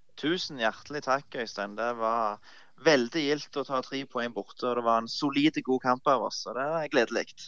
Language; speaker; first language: Norwegian; native; Norwegian